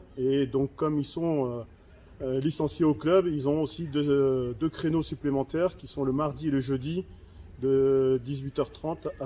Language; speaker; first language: French; native; French